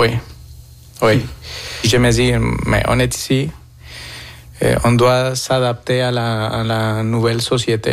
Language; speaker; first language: French; non-native, fluent; Spanish